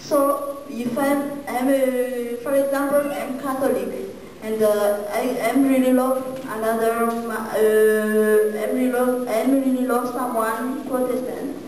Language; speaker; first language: English; non-native, learner; Malagasy